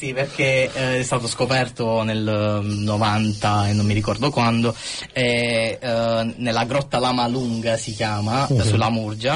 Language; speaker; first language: Italian; native; Italian